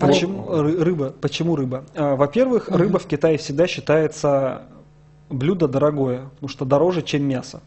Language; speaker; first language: Russian; native; Russian